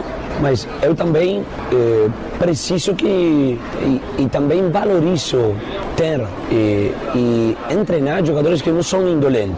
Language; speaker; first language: Portuguese; non-native, fluent; Spanish